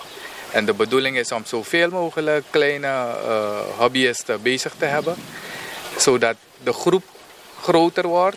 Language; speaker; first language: Dutch; non-native, local second language; Papiamento